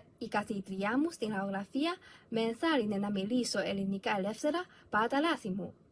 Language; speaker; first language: Greek; non-native, fluent; Chinese